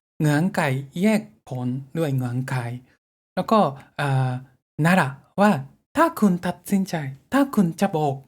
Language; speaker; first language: Thai; non-native, fluent; Japanese